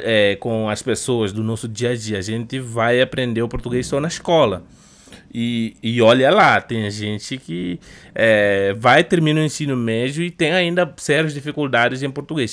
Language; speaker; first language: Portuguese; non-native, fluent; Upper Guinea Crioulo